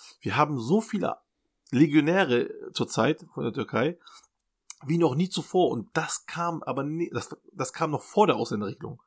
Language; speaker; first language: German; early bilingual, other home language; Turkish